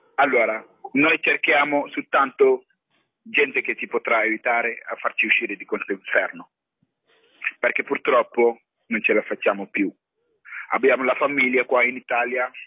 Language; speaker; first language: Italian; non-native, fluent; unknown